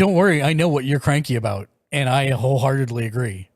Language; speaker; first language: English; native; English